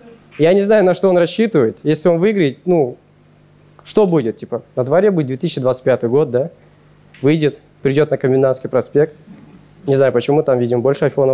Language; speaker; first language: Russian; native; Russian